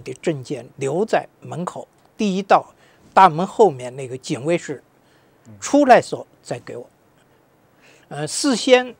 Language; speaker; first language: Chinese; native; Chinese